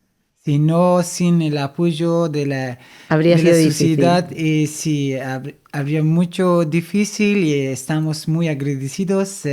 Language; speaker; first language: Spanish; non-native, fluent; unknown